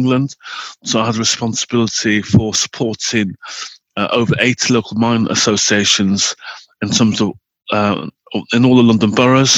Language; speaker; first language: English; native; English